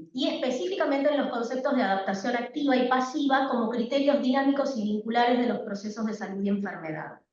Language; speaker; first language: Spanish; native; Spanish